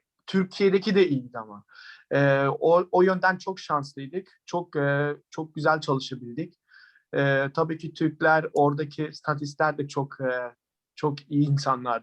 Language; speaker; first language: Turkish; early bilingual, heritage; Turkish